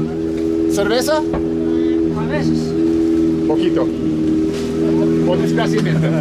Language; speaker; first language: Spanish; non-native, learner; English